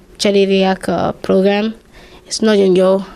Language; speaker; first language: Hungarian; non-native, learner; English